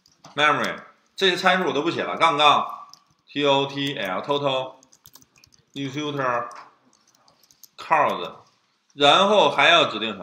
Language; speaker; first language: Chinese; native; Chinese